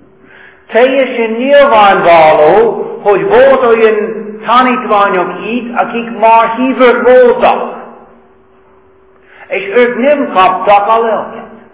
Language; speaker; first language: Hungarian; non-native, fluent; English